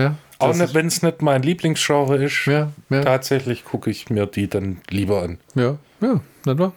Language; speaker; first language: German; native; German